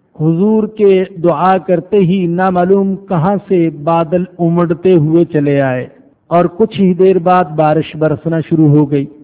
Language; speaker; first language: Urdu; non-native, local second language; Punjabi